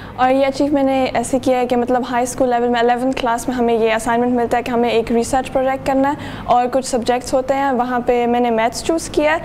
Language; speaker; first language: Urdu; early bilingual, heritage; Urdu